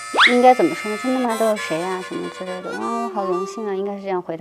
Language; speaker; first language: Chinese; native; Chinese